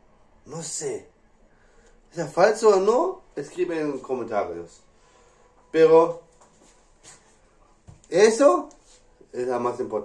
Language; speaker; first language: Spanish; non-native, learner; English